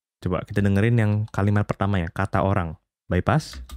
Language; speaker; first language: Indonesian; native; Indonesian